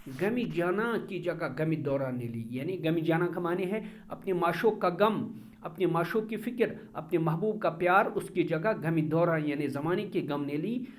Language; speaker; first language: Urdu; non-native, local second language; Kashmiri